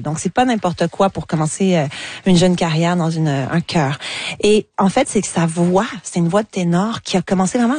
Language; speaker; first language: French; native; French